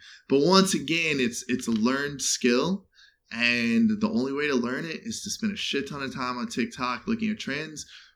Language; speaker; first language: English; native; English